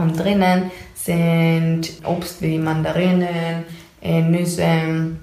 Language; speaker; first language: German; non-native, fluent; Spanish